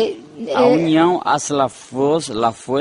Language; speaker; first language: Spanish; non-native, fluent; Portuguese